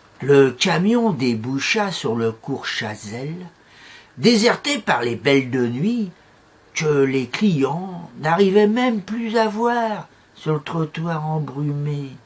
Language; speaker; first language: French; native; French